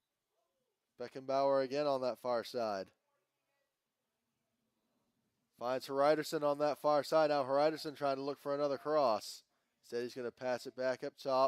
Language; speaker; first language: English; native; English